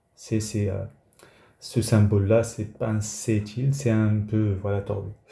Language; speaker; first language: French; native; French